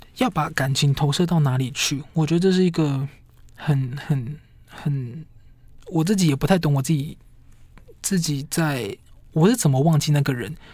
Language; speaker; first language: Chinese; native; Chinese